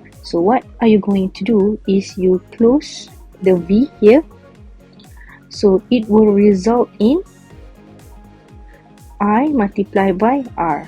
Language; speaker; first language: English; non-native, local second language; Malay